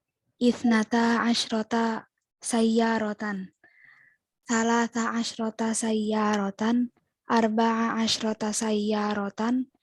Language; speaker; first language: Arabic; non-native, learner; Indonesian